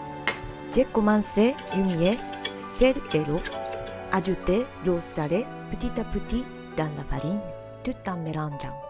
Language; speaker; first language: French; non-native, learner; Japanese